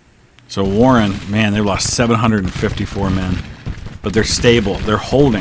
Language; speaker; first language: English; native; English